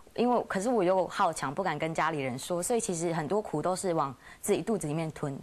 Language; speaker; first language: Chinese; native; Chinese